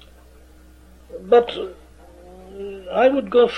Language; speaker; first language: English; native; English